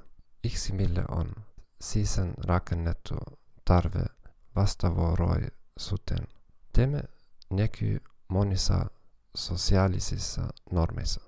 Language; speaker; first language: Finnish; non-native, fluent; German